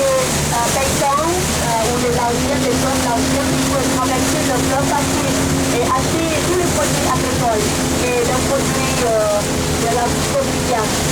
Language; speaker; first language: French; non-native, learner; Thai